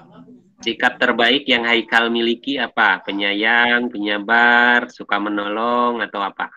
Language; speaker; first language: Indonesian; native; Indonesian